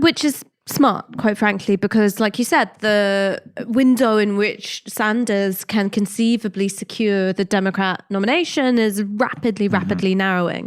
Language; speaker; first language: English; native; English